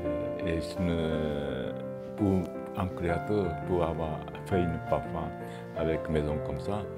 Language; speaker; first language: French; non-native, fluent; Japanese